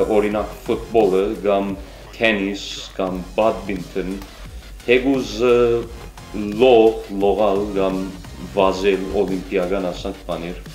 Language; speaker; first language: Armenian; early bilingual, heritage; Armenian